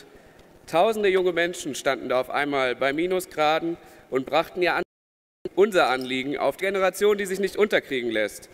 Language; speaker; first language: German; native; German